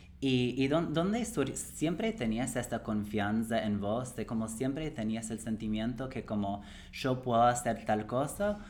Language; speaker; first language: Spanish; non-native, fluent; English